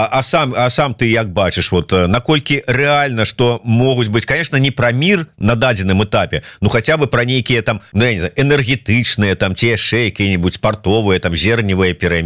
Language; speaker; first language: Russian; non-native, local second language; Belarusian